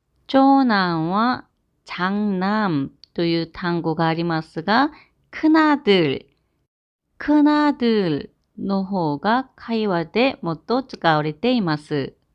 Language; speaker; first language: Japanese; non-native, fluent; Korean